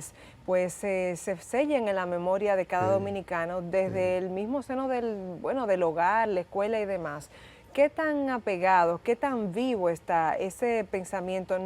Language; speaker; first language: Spanish; native; Spanish